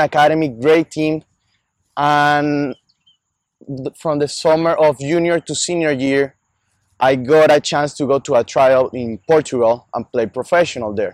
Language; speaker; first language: English; non-native, fluent; Spanish